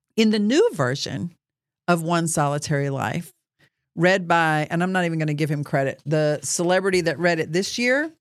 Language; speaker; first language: English; native; English